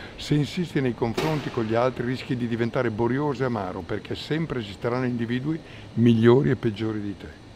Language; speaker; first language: Italian; native; Italian